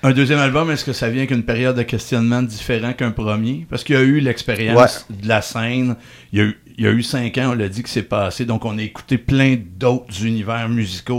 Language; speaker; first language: French; native; French